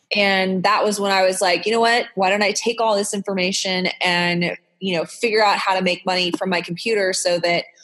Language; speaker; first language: English; native; English